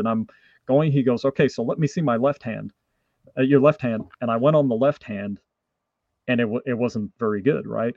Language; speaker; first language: English; non-native, fluent; French